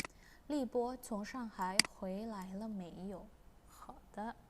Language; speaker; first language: Chinese; non-native, fluent; Indonesian